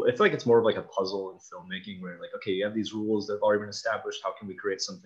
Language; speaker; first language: English; native; English